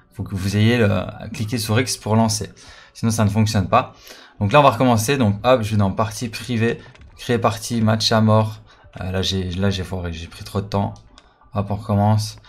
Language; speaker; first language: French; native; French